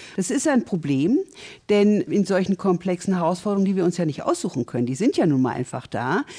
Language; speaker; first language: German; native; German